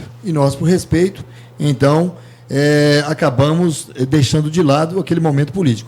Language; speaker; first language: Portuguese; native; Portuguese